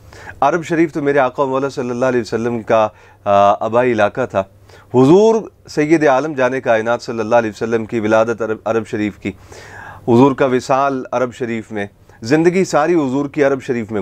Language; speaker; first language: Urdu; native; Urdu